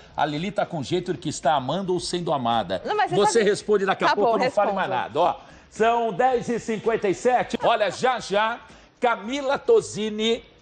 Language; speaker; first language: Portuguese; native; Portuguese